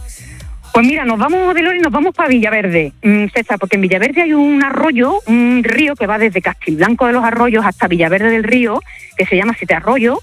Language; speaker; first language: Spanish; native; Spanish